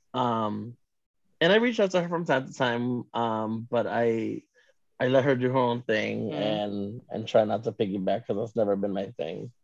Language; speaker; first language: English; native; English